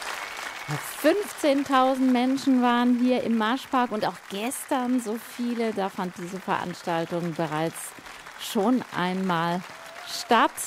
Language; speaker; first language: German; native; German